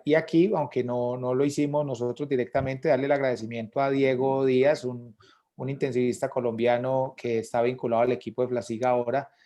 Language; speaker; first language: Spanish; native; Spanish